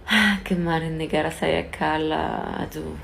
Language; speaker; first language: Indonesian; non-native, fluent; French